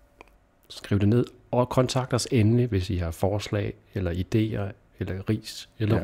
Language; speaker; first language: Danish; native; Danish